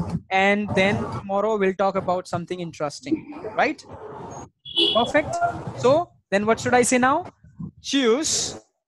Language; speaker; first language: English; non-native, local second language; Hindi